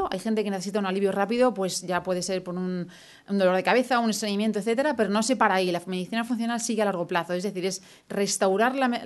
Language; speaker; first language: Spanish; native; Spanish